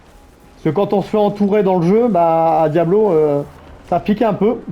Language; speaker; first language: French; native; French